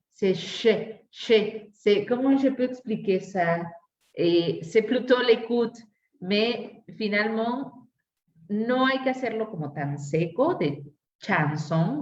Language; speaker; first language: French; non-native, fluent; Spanish